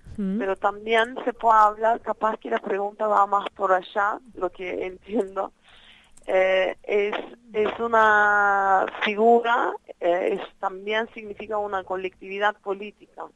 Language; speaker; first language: Spanish; non-native, fluent; Kurdish